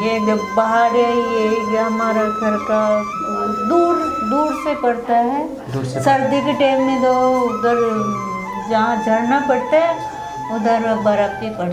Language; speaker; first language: Hindi; early bilingual, other home language; Nepali